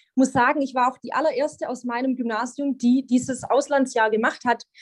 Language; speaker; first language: German; native; German